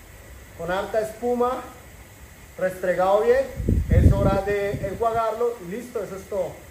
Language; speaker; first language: Spanish; native; Spanish